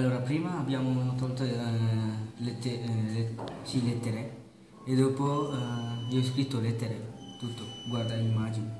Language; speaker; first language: Italian; early bilingual, other home language; Sinhala